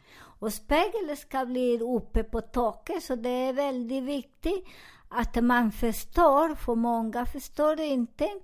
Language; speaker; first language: Swedish; non-native, learner; Spanish